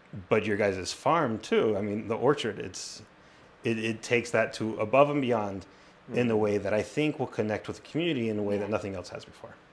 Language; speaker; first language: English; early bilingual, other home language; Spanish